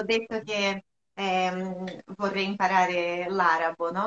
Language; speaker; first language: Italian; non-native, fluent; Portuguese